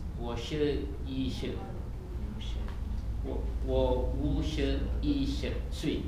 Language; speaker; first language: Chinese; non-native, learner; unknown